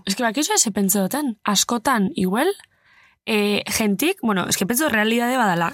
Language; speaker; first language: Basque; native; Basque